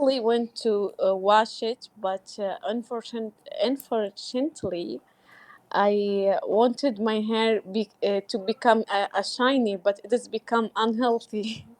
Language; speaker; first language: English; non-native, learner; Arabic